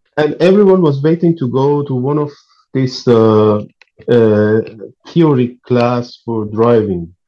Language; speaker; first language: English; non-native, fluent; Persian